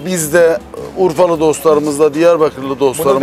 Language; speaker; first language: Turkish; native; Turkish